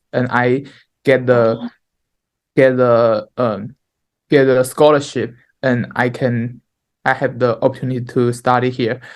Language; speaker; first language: English; non-native, learner; Chinese